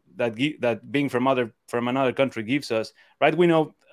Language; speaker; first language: English; non-native, fluent; Spanish